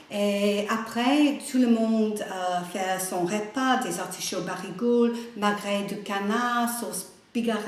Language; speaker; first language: French; non-native, learner; English